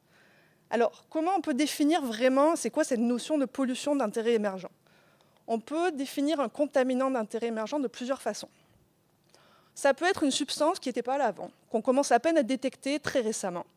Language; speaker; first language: French; native; French